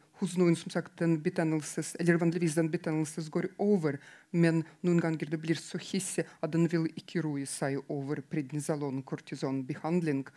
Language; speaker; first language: Norwegian; non-native, fluent; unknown